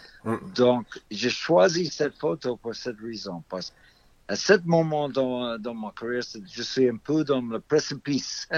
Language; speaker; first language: French; non-native, fluent; English